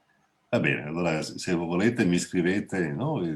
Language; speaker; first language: Italian; native; Italian